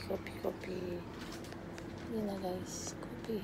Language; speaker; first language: Korean; non-native, learner; Filipino